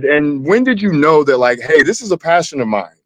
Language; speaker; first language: English; native; English